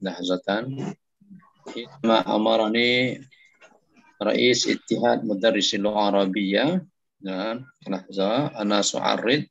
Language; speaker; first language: Arabic; non-native, fluent; Indonesian